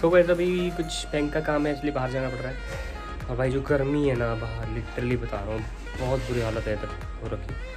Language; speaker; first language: Hindi; native; Hindi